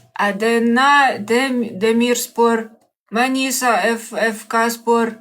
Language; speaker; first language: Turkish; non-native, learner; Russian